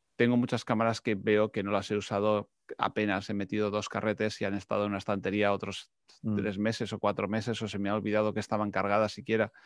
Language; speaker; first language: Spanish; native; Spanish